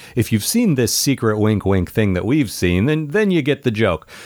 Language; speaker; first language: English; native; English